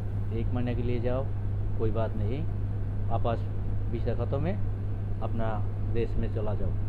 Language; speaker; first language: Hindi; non-native, learner; Bangla